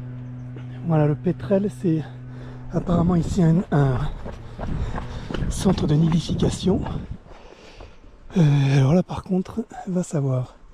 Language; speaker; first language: French; native; French